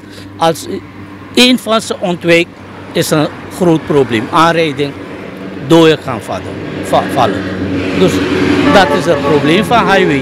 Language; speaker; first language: Dutch; non-native, local second language; Caribbean Hindustani